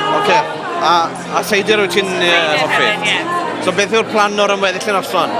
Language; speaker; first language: Welsh; native; Welsh